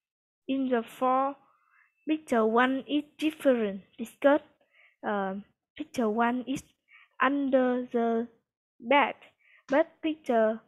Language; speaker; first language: English; non-native, learner; Vietnamese